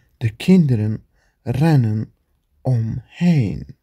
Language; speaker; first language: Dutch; non-native, learner; Turkish